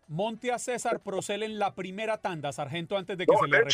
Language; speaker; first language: Spanish; native; Spanish